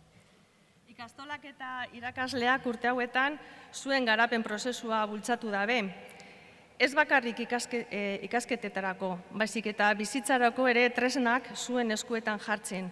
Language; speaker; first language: Basque; native; Basque